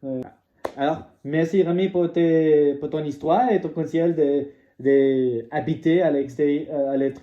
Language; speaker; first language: French; non-native, learner; English